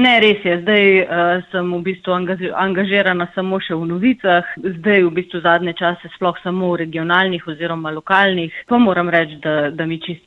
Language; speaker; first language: Slovenian; native; Slovenian